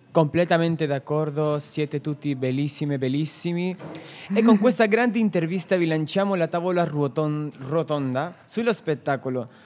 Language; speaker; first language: Italian; non-native, fluent; Spanish